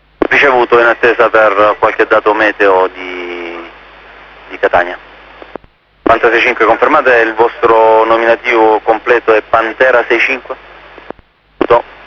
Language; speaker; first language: Italian; native; Italian